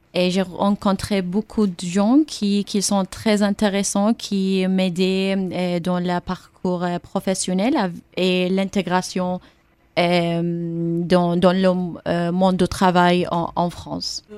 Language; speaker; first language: French; non-native, learner; Arabic